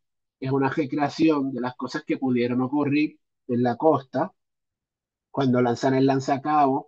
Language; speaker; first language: Spanish; native; Spanish